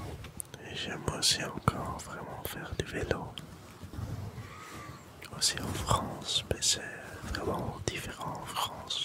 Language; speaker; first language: French; non-native, learner; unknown